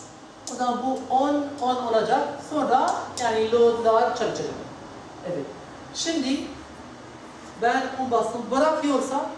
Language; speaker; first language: Turkish; non-native, learner; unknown